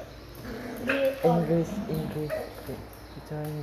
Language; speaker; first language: English; non-native, learner; Indonesian